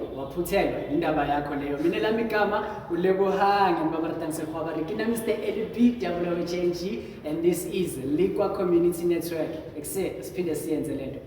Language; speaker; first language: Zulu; non-native, local second language; Southern Sotho